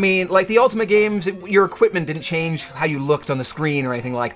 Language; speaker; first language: English; native; English